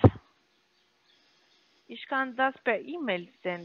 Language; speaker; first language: German; non-native, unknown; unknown